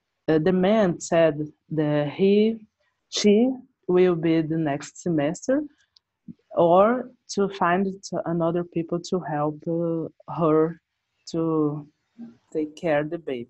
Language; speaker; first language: English; non-native, learner; Portuguese